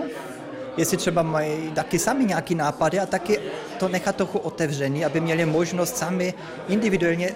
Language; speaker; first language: Czech; early bilingual, heritage; German